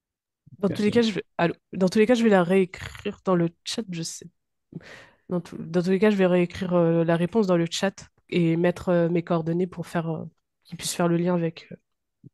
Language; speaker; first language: French; native; French